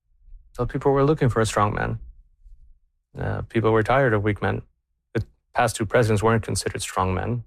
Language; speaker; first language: English; non-native, fluent; Spanish